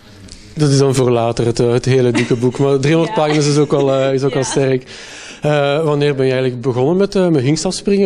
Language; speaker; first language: Dutch; native; Dutch